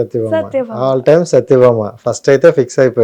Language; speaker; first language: Telugu; native; Telugu